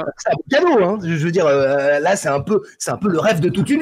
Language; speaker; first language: French; native; French